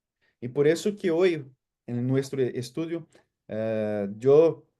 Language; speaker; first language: Spanish; non-native, fluent; Portuguese